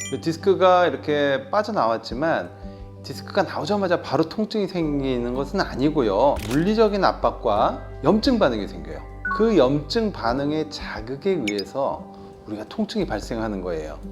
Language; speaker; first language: Korean; native; Korean